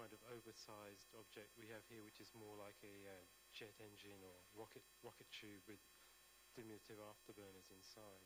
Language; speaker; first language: English; native; English